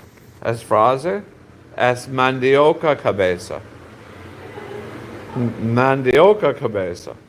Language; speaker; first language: Spanish; non-native, learner; English